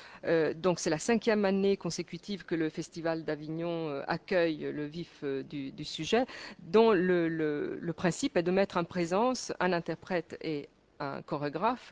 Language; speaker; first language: French; native; French